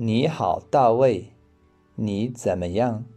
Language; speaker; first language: Chinese; non-native, fluent; English